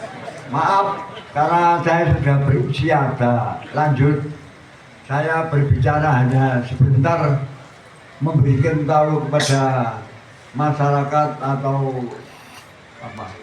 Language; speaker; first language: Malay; non-native, local second language; Javanese